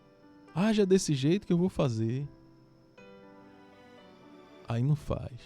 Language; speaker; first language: Portuguese; native; Portuguese